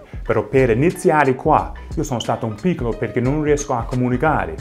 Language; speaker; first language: Italian; non-native, fluent; English